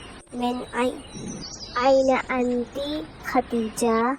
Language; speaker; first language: Arabic; non-native, learner; Urdu